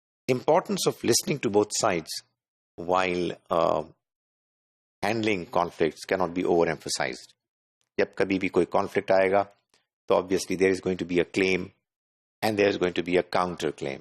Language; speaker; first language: English; non-native, local second language; Urdu